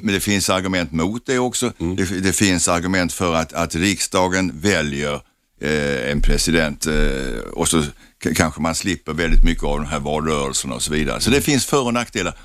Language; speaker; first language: Swedish; native; Swedish